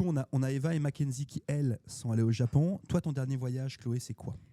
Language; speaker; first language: French; native; French